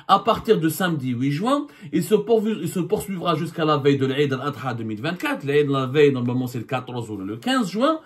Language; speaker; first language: French; non-native, local second language; Arabic